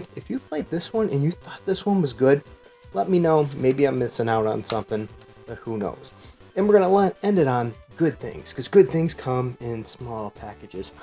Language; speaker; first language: English; native; English